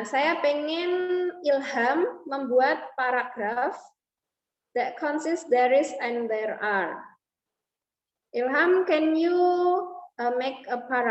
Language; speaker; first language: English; non-native, learner; Indonesian